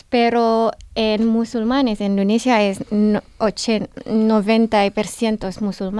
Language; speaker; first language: Spanish; non-native, learner; Indonesian